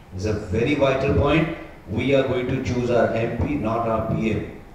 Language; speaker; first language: English; non-native, local second language; Marathi